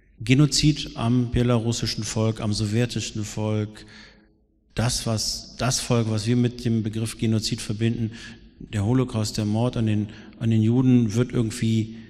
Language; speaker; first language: German; native; German